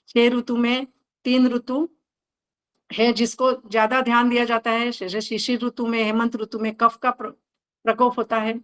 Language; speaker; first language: Hindi; non-native, local second language; Marathi